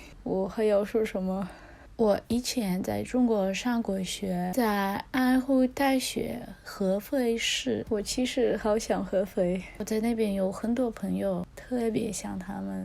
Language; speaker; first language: Chinese; non-native, fluent; Russian